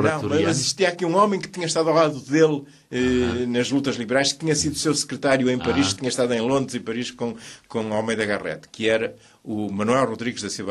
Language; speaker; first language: Portuguese; native; Portuguese